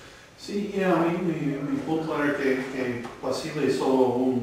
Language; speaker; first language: Spanish; early bilingual, heritage; English